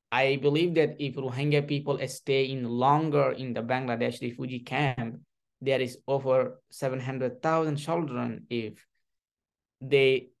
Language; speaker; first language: English; non-native, fluent; Burmese